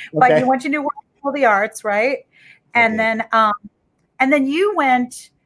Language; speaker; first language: English; native; English